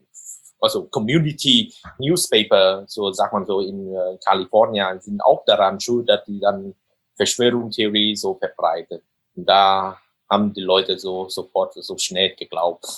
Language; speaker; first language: German; non-native, fluent; Vietnamese